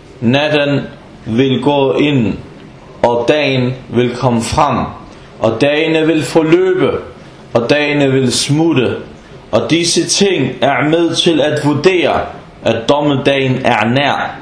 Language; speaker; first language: Danish; non-native, fluent; Arabic